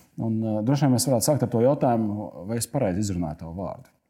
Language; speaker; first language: Latvian; native; Latvian